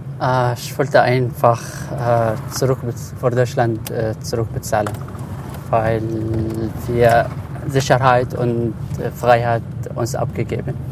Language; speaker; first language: German; non-native, learner; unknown